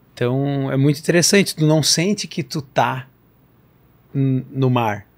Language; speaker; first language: Portuguese; native; Portuguese